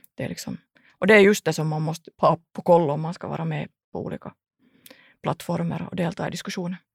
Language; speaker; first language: Swedish; native; Swedish